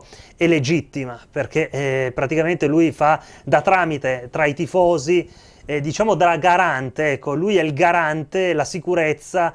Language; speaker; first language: Italian; native; Italian